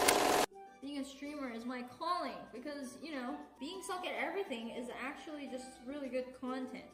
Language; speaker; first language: English; non-native, fluent; Korean